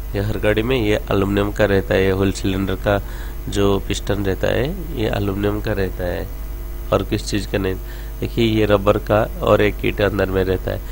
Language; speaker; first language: Hindi; non-native, local second language; Odia